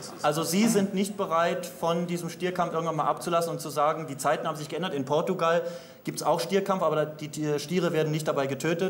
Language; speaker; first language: German; native; German